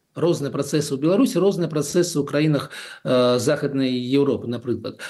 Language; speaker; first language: Belarusian; native; Belarusian